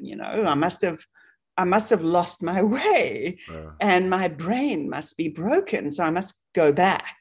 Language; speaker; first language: English; native; English